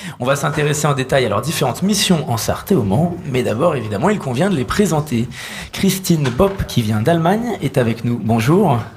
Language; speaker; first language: French; native; French